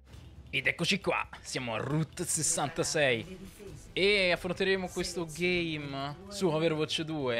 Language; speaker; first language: Italian; native; Italian